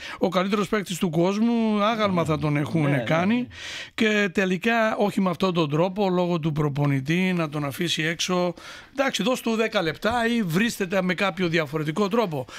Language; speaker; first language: Greek; early bilingual, heritage; Greek